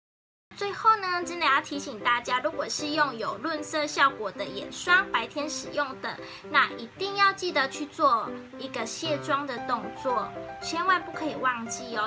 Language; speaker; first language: Chinese; native; Chinese